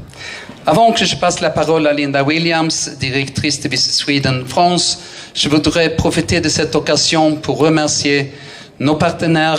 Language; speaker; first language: French; non-native, fluent; Swedish